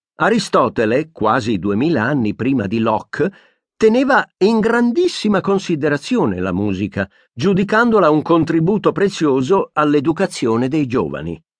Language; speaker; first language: Italian; native; Italian